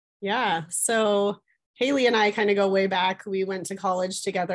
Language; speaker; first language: English; native; English